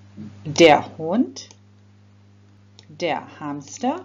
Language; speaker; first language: German; non-native, fluent; Croatian